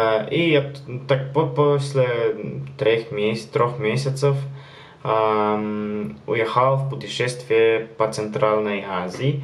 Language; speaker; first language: Russian; non-native, learner; Polish